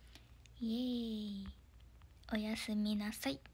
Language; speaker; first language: Japanese; native; Japanese